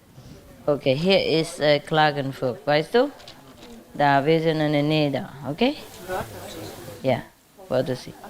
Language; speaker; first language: German; non-native, learner; Vietnamese